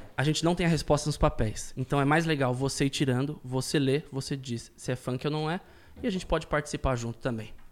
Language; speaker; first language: Portuguese; native; Portuguese